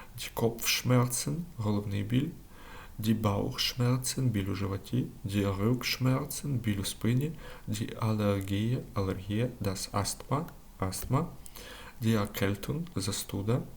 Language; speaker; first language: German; non-native, learner; Ukrainian